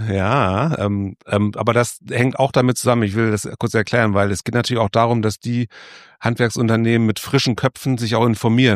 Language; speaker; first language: German; native; German